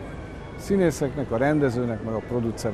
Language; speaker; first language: Hungarian; native; Hungarian